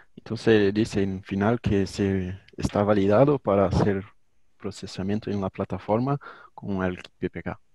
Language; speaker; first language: Spanish; non-native, learner; Portuguese